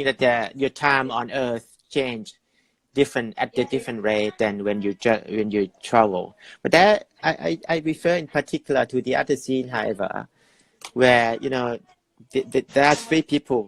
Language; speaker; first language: English; non-native, fluent; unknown